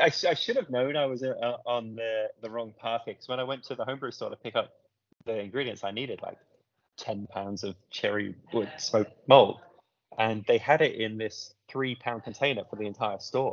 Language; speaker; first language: English; native; English